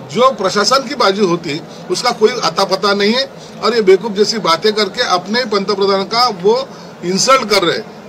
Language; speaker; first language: Hindi; non-native, local second language; Marathi